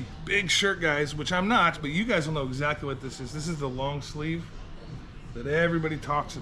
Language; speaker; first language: English; native; English